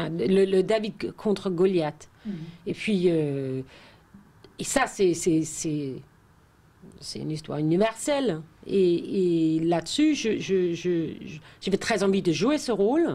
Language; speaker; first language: French; non-native, fluent; Danish